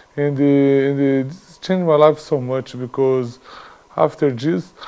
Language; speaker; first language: English; non-native, learner; Portuguese